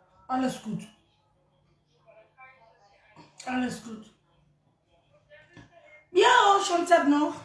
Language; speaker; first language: German; non-native, learner; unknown